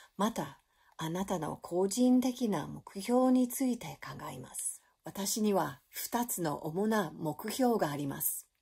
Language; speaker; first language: Japanese; non-native, learner; English